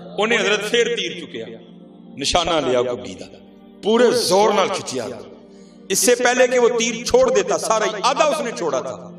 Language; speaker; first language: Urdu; non-native, local second language; Punjabi